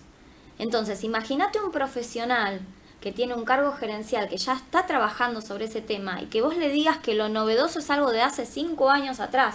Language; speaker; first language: Spanish; native; Spanish